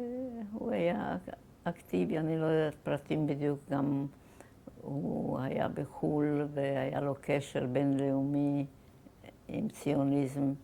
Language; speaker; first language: Hebrew; non-native, fluent; German